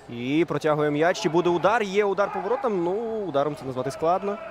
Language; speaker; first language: Ukrainian; native; Ukrainian